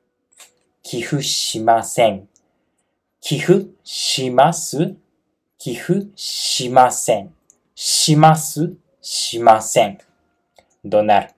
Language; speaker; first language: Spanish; non-native, fluent; Japanese